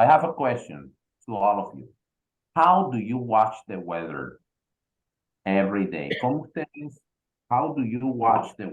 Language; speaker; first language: English; non-native, fluent; Spanish